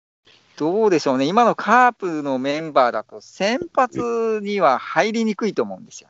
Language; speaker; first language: Japanese; native; Japanese